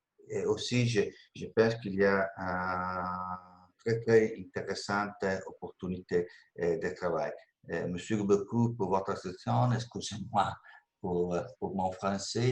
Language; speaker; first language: French; non-native, learner; Italian